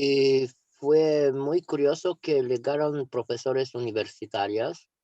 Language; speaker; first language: Spanish; non-native, fluent; Romanian